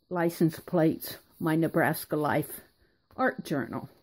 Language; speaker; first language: English; native; English